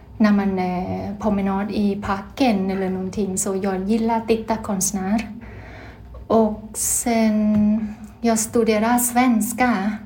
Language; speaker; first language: Swedish; non-native, learner; Thai